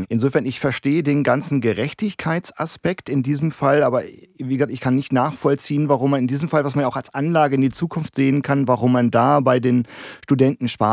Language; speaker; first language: German; native; German